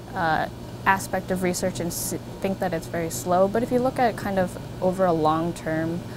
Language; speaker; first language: English; native; English